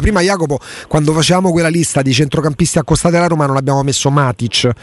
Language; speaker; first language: Italian; native; Italian